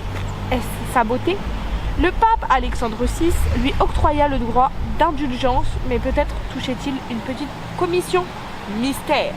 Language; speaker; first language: French; native; French